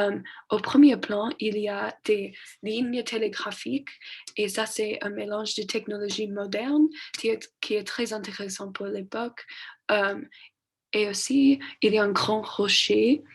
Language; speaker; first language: French; non-native, learner; English